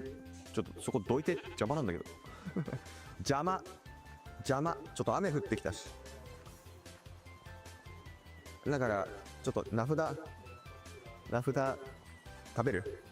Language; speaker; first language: Japanese; native; Japanese